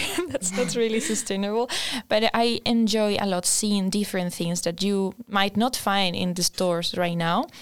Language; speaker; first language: English; non-native, fluent; Spanish